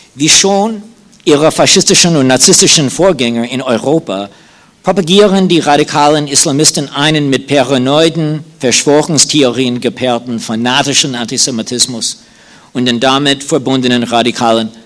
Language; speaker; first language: German; non-native, fluent; English